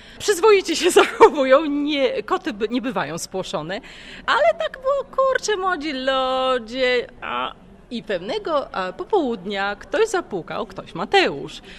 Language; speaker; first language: Polish; native; Polish